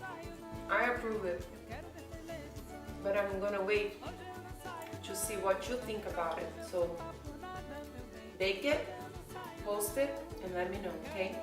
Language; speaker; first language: English; non-native, fluent; Portuguese